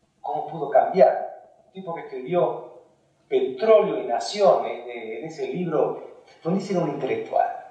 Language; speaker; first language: Spanish; early bilingual, other home language; Hungarian